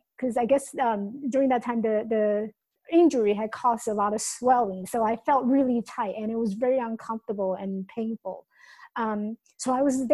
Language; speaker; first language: English; non-native, fluent; Chinese